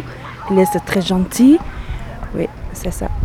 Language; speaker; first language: French; non-native, learner; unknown